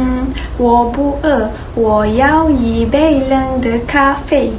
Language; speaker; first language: Chinese; non-native, learner; Malay